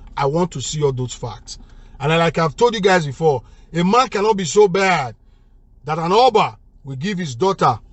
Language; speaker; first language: English; non-native, local second language; Bini